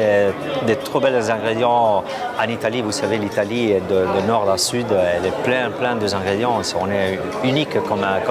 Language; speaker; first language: French; non-native, fluent; Italian